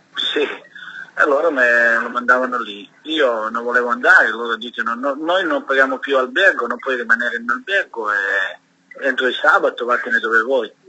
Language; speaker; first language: Italian; non-native, learner; Serbian